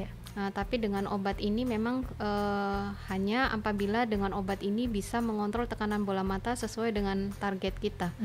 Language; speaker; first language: Indonesian; native; Indonesian